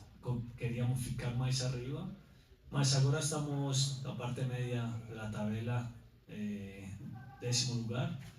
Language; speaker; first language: Portuguese; non-native, learner; Spanish